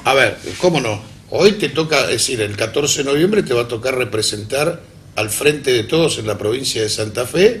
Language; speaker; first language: Spanish; native; Spanish